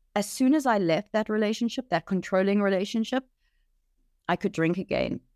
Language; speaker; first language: English; native; English